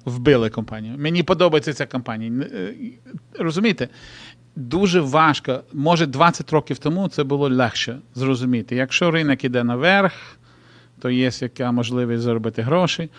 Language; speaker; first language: Ukrainian; non-native, local second language; Russian